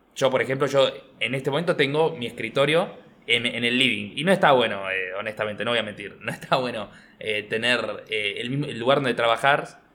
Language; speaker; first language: Spanish; native; Spanish